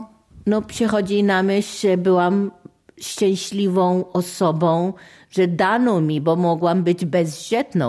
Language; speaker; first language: Polish; non-native, fluent; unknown